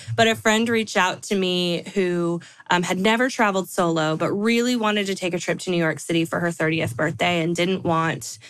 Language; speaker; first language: English; native; English